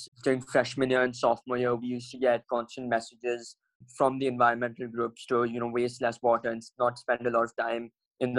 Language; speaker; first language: English; non-native, local second language; Hindi